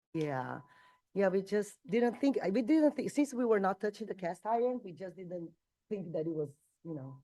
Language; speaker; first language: English; non-native, fluent; Portuguese